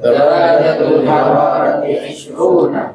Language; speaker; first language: Arabic; non-native, learner; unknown